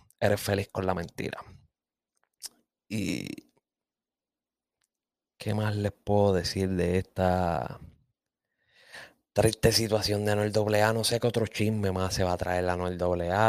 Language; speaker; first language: Spanish; native; Spanish